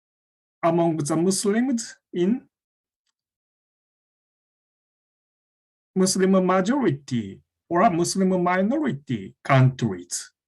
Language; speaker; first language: English; non-native, fluent; Japanese